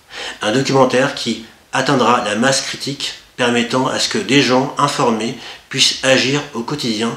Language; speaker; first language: French; native; French